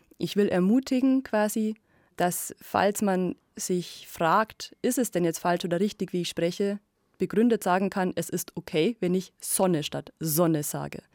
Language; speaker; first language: German; native; German